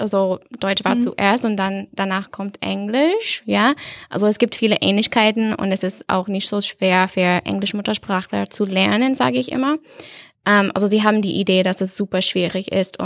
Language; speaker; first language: German; non-native, fluent; English